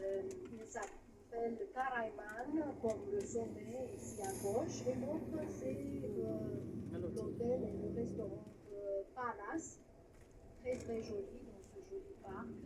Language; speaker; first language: French; non-native, fluent; Romanian